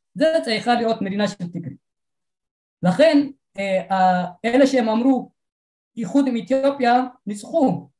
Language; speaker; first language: Hebrew; non-native, fluent; Tigrinya